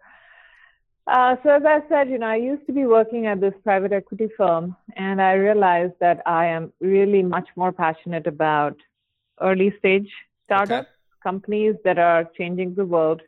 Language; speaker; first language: English; non-native, local second language; Hindi